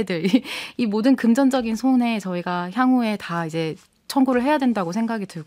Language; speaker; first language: Korean; native; Korean